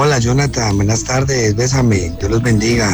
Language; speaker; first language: Spanish; native; Spanish